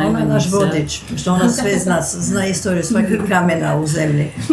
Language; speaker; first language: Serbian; early bilingual, heritage; Serbian